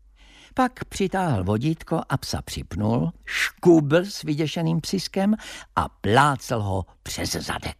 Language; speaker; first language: Czech; native; Czech